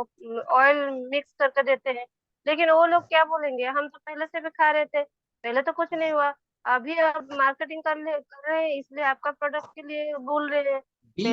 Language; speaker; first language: Hindi; non-native, local second language; Odia